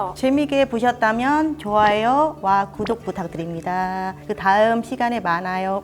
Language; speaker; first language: Korean; non-native, fluent; Khmer